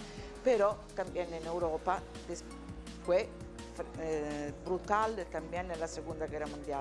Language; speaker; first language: Spanish; non-native, learner; Italian